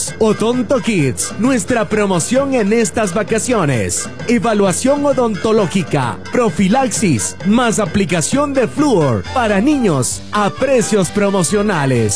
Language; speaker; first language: Spanish; native; Spanish